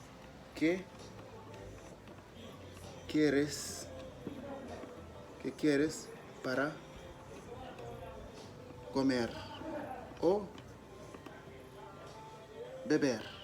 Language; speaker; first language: Spanish; non-native, learner; Wolof